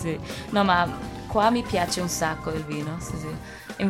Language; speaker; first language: Italian; non-native, fluent; English